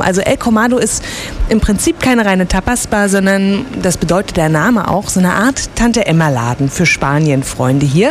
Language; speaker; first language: German; native; German